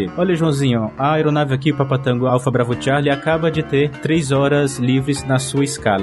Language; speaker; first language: Portuguese; native; Portuguese